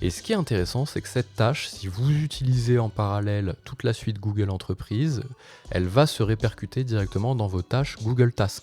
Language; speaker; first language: French; native; French